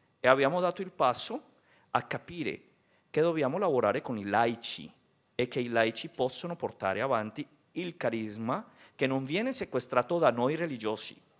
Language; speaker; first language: Italian; non-native, fluent; Spanish